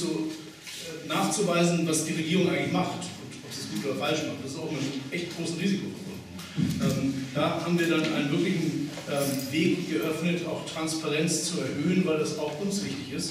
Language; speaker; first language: German; native; German